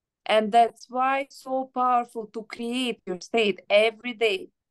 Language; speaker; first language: English; non-native, learner; Russian